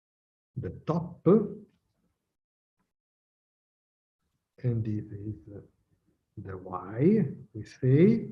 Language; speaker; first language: English; non-native, learner; Italian